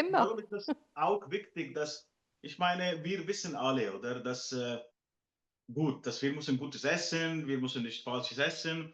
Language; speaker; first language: German; non-native, fluent; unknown